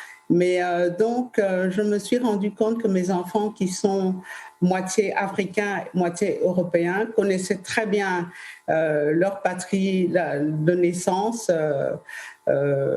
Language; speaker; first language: French; early bilingual, other home language; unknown